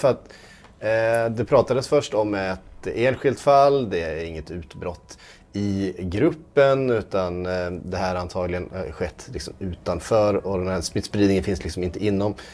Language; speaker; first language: Swedish; native; Swedish